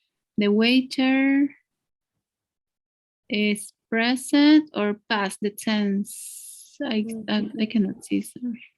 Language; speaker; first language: English; non-native, fluent; Spanish